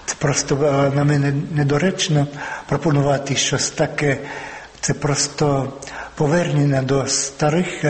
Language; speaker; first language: Ukrainian; non-native, fluent; Finnish